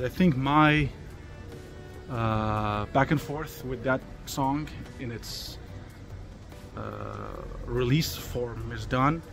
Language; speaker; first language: English; non-native, fluent; Persian